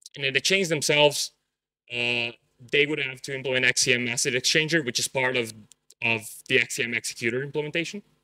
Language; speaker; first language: English; non-native, fluent; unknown